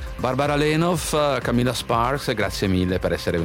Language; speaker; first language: Italian; native; Italian